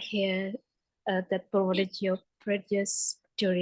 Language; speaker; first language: English; non-native, learner; Indonesian